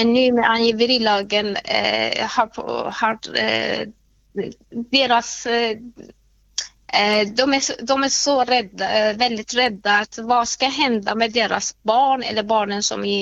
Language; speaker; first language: Swedish; non-native, fluent; Persian